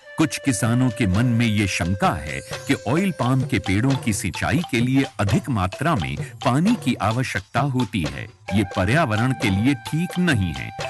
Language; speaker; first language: Hindi; native; Hindi